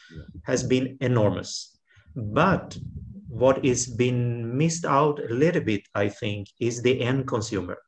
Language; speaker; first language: English; non-native, fluent; Swedish